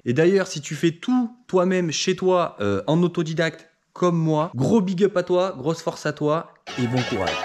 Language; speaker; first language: French; native; French